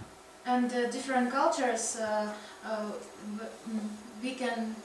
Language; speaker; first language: English; non-native, learner; Russian